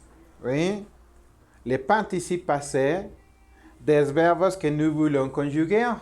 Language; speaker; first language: French; non-native, learner; Spanish